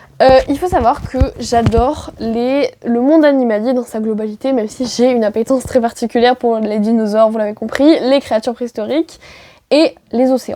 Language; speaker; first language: French; native; French